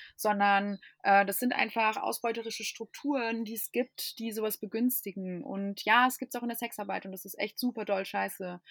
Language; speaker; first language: German; non-native, fluent; English